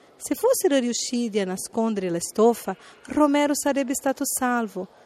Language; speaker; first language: Italian; non-native, fluent; Portuguese